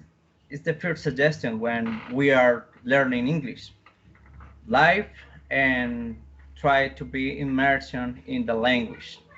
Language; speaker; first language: English; non-native, learner; Spanish